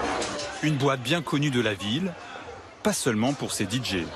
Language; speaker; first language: French; native; French